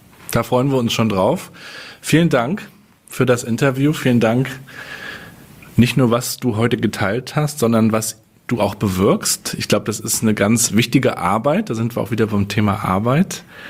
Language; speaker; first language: German; native; German